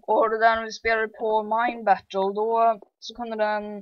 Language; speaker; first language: Swedish; early bilingual, heritage; Swedish